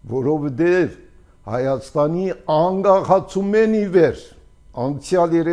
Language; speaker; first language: Armenian; early bilingual, heritage; Armenian